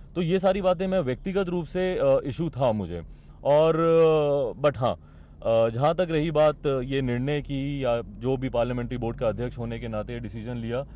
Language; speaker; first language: Hindi; native; Hindi